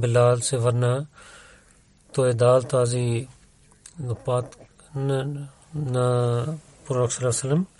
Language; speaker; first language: Bulgarian; non-native, learner; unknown